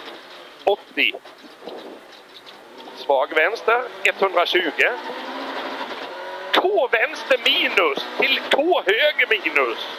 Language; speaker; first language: Swedish; native; Swedish